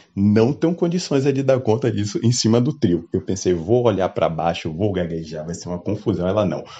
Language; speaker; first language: Portuguese; native; Portuguese